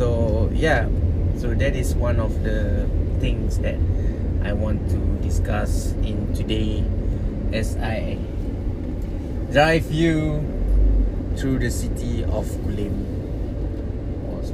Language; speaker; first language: English; non-native, local second language; Malay